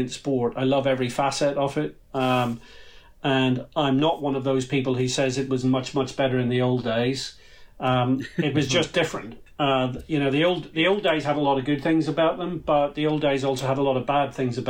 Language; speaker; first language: English; native; English